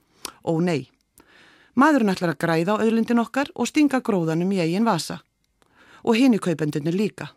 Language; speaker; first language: Icelandic; native; Icelandic